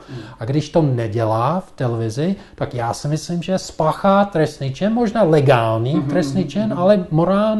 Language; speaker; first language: Czech; non-native, fluent; English